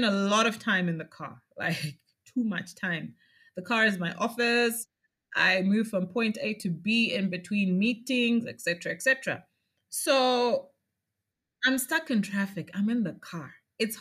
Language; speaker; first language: English; non-native, local second language; Shona